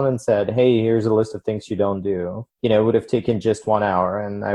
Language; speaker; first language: English; non-native, fluent; Ukrainian